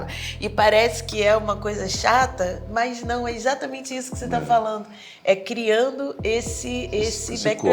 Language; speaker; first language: Portuguese; native; Portuguese